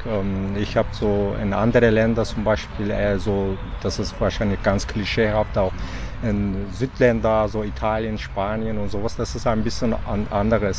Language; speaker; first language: German; non-native, fluent; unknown